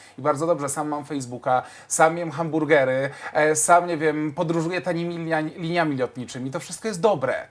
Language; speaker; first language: Polish; native; Polish